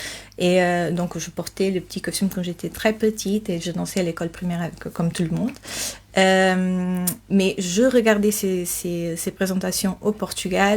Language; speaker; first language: French; non-native, fluent; Portuguese